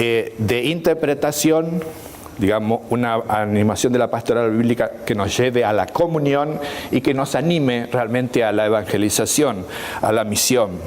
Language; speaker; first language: Spanish; native; Spanish